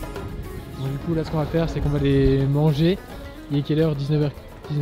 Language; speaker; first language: French; native; French